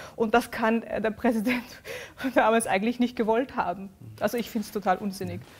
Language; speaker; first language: German; early bilingual, other home language; Urdu